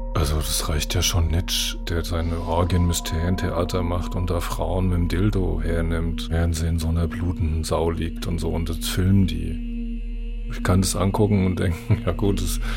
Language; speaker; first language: German; native; German